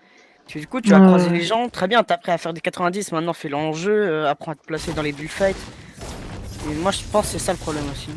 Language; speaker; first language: French; native; French